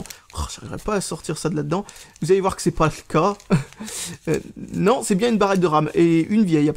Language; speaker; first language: French; native; French